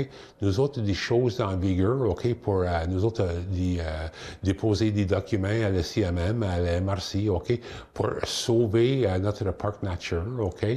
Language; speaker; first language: French; non-native, local second language; English